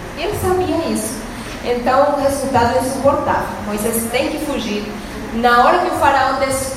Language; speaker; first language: Portuguese; non-native, fluent; Spanish